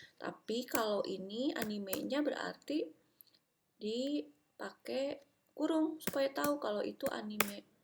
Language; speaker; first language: Indonesian; native; Indonesian